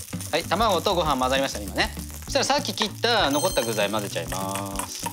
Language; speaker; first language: Japanese; native; Japanese